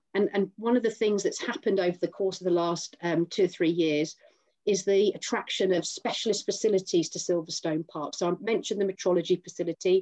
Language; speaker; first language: English; native; English